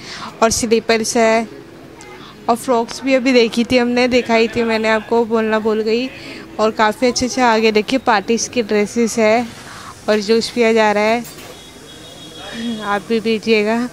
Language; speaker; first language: Hindi; native; Hindi